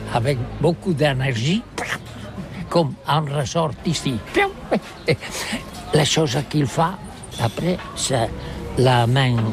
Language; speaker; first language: French; non-native, learner; Catalan